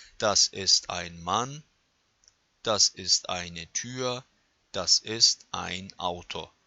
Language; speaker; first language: German; non-native, fluent; Turkish